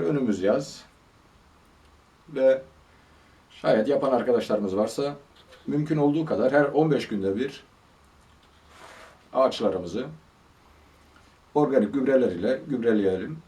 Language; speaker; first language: Turkish; native; Turkish